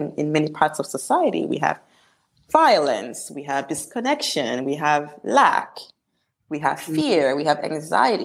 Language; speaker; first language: English; non-native, local second language; Igbo